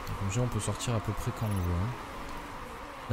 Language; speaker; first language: French; native; French